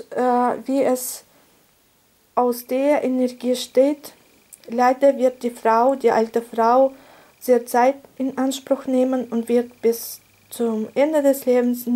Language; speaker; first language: German; non-native, fluent; Russian